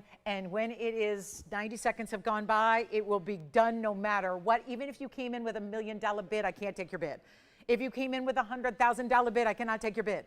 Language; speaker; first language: English; native; English